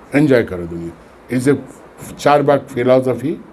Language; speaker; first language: Hindi; non-native, local second language; Bangla